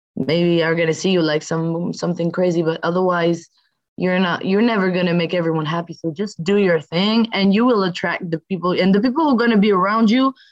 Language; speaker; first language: English; non-native, fluent; French